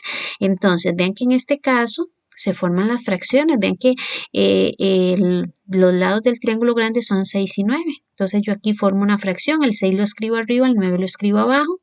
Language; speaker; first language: Spanish; native; Spanish